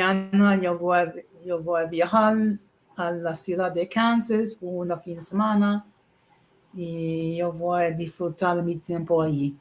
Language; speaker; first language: Spanish; non-native, learner; English